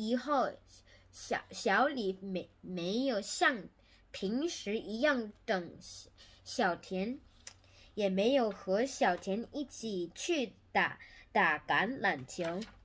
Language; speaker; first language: Chinese; non-native, learner; Korean